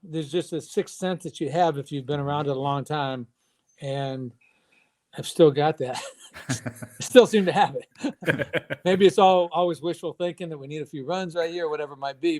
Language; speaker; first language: English; native; English